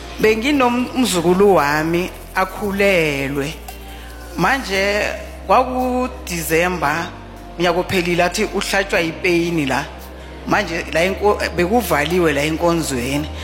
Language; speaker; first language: Zulu; non-native, local second language; South Ndebele